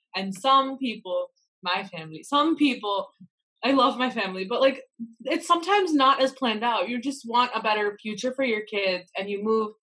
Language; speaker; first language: English; native; English